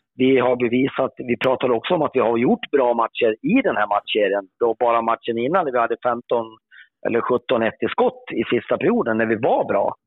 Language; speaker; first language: Swedish; native; Swedish